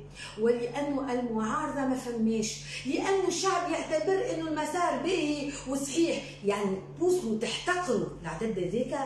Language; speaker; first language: Arabic; native; Arabic